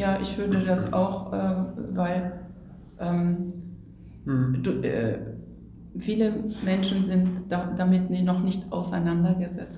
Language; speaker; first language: German; non-native, fluent; Turkish